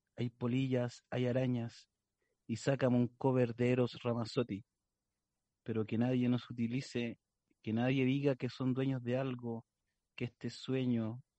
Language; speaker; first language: Spanish; native; Spanish